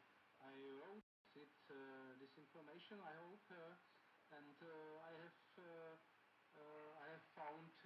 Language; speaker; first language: English; non-native, learner; Czech